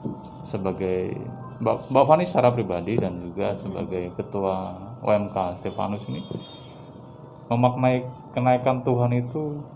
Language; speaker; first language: Indonesian; native; Indonesian